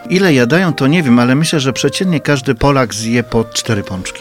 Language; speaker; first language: Polish; native; Polish